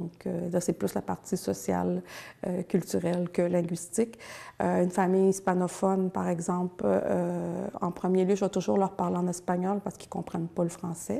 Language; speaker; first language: French; native; French